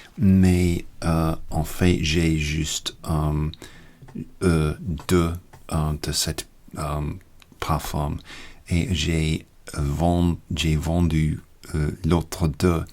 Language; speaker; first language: French; non-native, learner; English